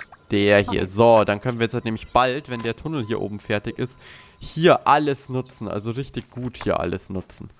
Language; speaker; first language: German; native; German